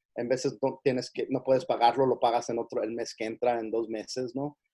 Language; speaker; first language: Spanish; early bilingual, heritage; Spanish